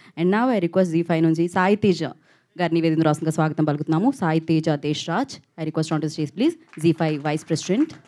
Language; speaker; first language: Telugu; native; Telugu